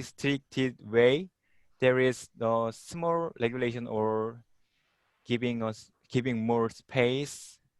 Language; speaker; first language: English; non-native, learner; Korean